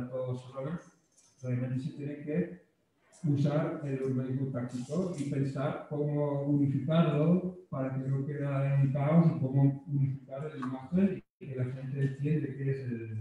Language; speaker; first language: Spanish; non-native, fluent; Dutch